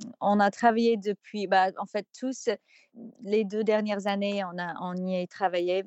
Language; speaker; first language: French; non-native, fluent; English